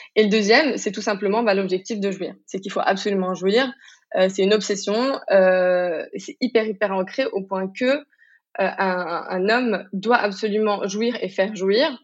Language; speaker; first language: French; non-native, local second language; Arabic